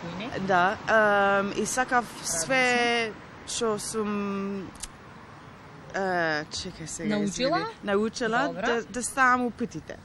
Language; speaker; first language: Macedonian; early bilingual, heritage; Macedonian